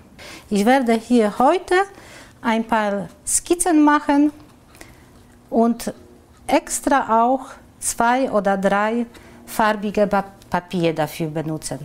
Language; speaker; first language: German; non-native, fluent; Polish